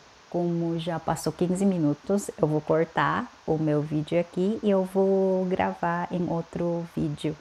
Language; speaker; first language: Portuguese; non-native, fluent; Korean